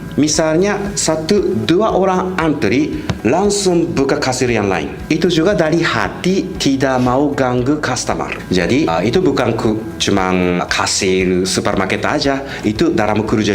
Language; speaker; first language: Indonesian; non-native, fluent; Japanese